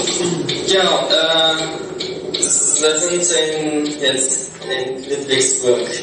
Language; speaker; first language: German; non-native, learner; Uzbek